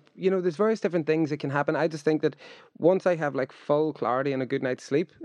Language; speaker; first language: English; native; English